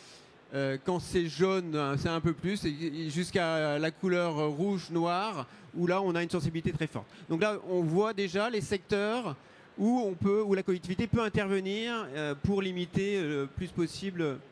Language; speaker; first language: French; native; French